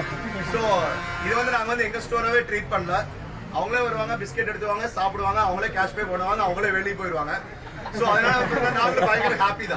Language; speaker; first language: Tamil; native; Tamil